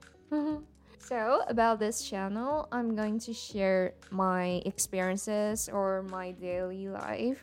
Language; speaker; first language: English; non-native, fluent; Chinese